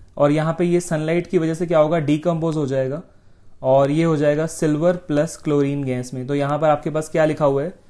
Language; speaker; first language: Hindi; native; Hindi